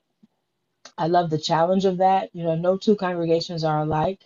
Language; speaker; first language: English; native; English